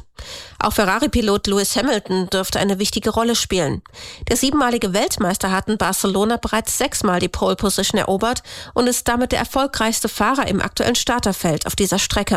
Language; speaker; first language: German; native; German